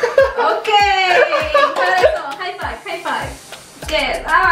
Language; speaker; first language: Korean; non-native, learner; Spanish